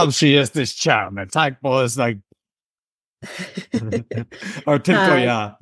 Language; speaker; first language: Polish; non-native, learner; English